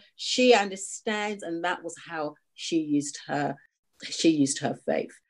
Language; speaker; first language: English; native; English